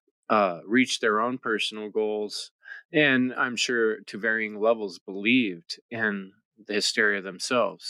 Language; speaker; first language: English; native; English